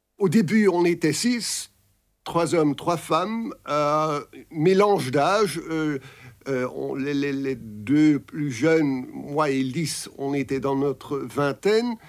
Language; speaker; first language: French; non-native, local second language; Dutch